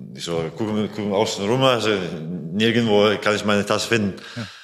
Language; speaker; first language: German; non-native, fluent; Latvian